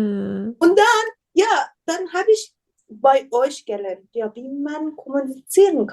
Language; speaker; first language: German; non-native, learner; Persian